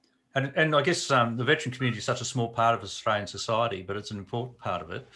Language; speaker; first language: English; native; English